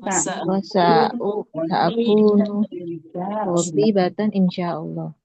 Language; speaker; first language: Arabic; non-native, learner; Indonesian